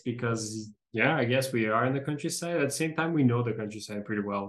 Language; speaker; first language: English; non-native, fluent; Portuguese